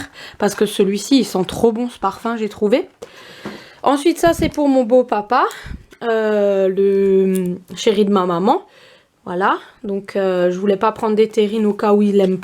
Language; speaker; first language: French; native; French